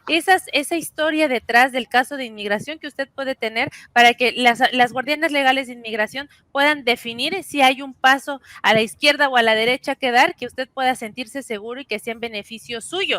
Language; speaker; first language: Spanish; native; Spanish